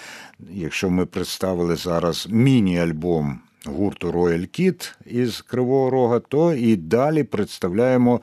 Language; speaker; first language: Ukrainian; native; Ukrainian